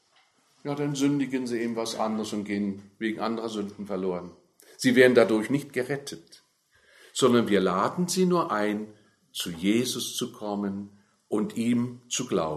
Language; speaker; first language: German; native; German